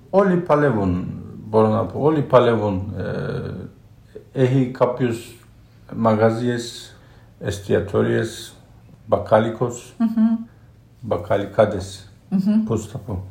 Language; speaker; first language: Greek; non-native, learner; Turkish